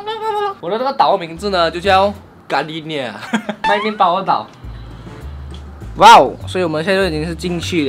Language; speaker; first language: Chinese; native; Chinese